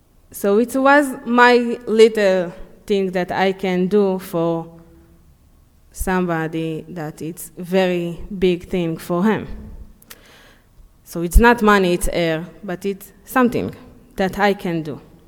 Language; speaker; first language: English; non-native, learner; Hebrew